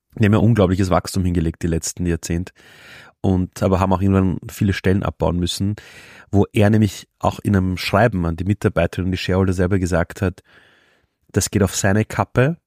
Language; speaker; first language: German; native; German